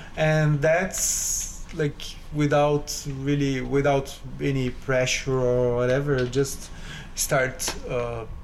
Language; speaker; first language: English; non-native, fluent; Portuguese